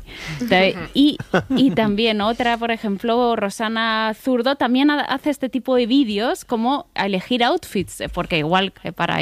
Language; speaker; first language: Spanish; native; Spanish